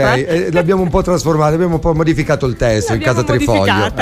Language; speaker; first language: Italian; native; Italian